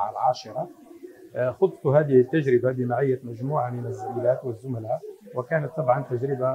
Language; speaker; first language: Arabic; native; Arabic